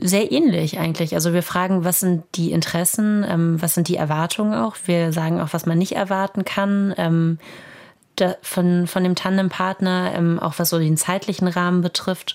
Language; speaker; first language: German; native; German